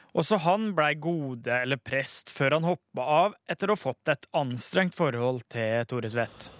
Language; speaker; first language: Norwegian; native; Norwegian